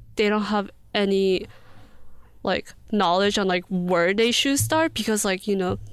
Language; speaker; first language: English; early bilingual, other home language; Korean